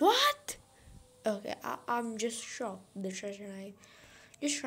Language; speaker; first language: English; non-native, fluent; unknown